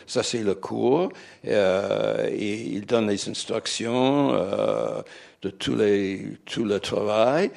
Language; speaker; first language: French; non-native, fluent; English